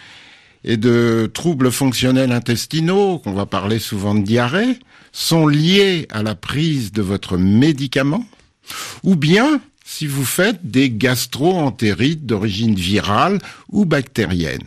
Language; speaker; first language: French; native; French